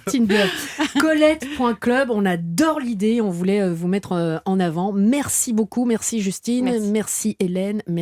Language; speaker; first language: French; native; French